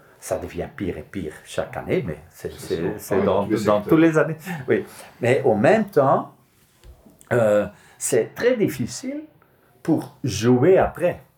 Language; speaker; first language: French; non-native, local second language; Dutch